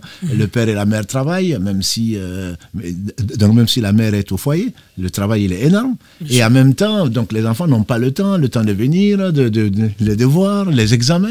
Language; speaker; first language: French; native; French